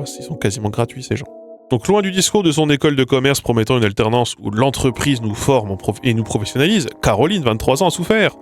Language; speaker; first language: French; native; French